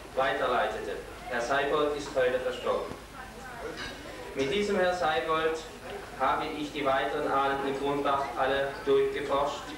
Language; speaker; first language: German; non-native, local second language; Swiss German